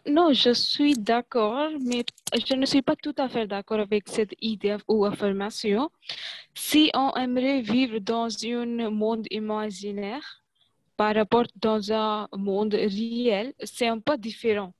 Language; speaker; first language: French; non-native, learner; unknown